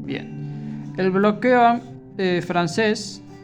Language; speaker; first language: Spanish; native; Spanish